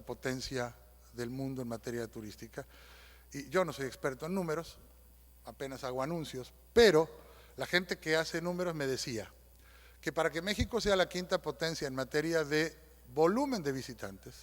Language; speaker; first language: Spanish; native; Spanish